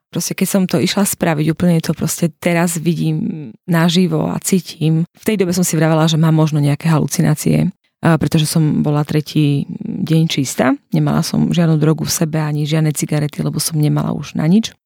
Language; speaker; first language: Slovak; native; Slovak